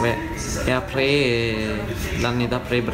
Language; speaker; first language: French; non-native, fluent; Italian